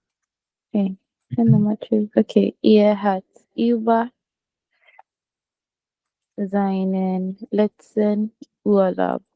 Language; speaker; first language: German; non-native, learner; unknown